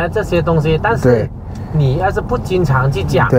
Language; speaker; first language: Chinese; native; Chinese